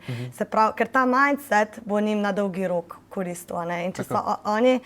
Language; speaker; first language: Slovenian; native; Slovenian